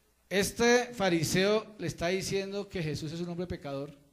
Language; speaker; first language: Spanish; native; Spanish